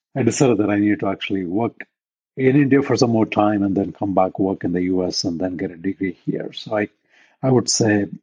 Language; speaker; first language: English; non-native, local second language; Tamil